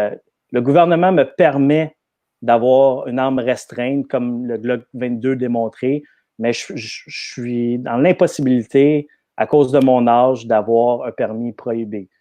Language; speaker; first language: French; native; French